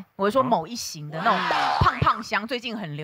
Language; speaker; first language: Chinese; native; Chinese